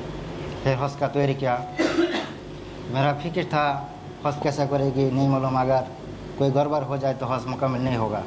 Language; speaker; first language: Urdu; non-native, learner; Bangla